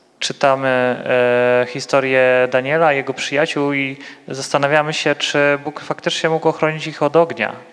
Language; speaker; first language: Polish; native; Polish